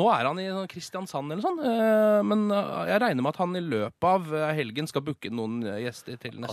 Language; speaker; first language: Norwegian; native; Norwegian